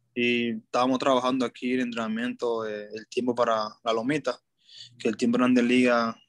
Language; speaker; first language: Spanish; native; Spanish